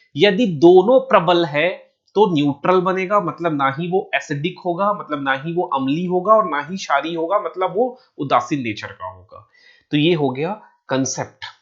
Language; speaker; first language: Hindi; native; Hindi